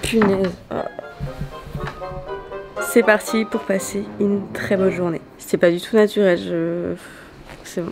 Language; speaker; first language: French; native; French